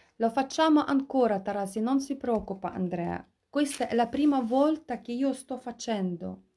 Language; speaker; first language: Italian; non-native, fluent; Russian